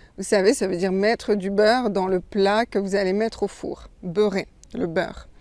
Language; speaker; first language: French; native; French